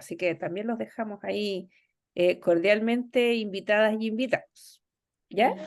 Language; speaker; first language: Spanish; native; Spanish